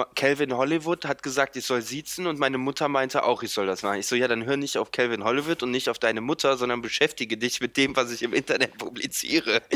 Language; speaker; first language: German; native; German